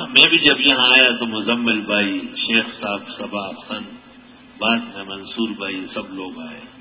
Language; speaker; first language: Urdu; non-native, local second language; Pashto